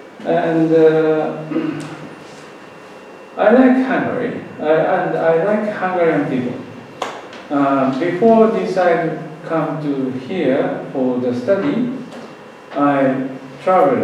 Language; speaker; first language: English; non-native, learner; Japanese